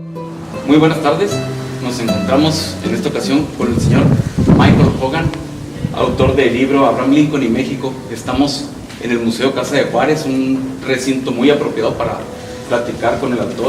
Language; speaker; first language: Spanish; native; Spanish